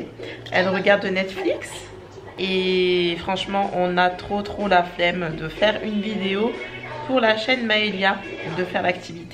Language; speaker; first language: French; native; French